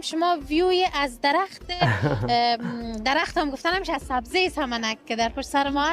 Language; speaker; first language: Persian; native; Persian